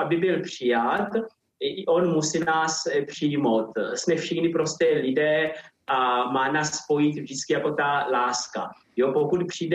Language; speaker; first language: Czech; non-native, fluent; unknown